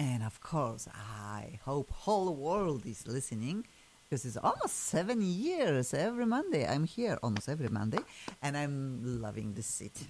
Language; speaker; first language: English; non-native, fluent; Polish